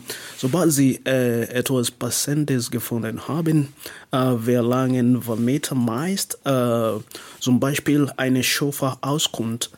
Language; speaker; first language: German; non-native, learner; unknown